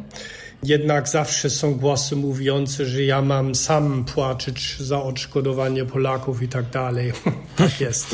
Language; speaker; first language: Polish; non-native, fluent; German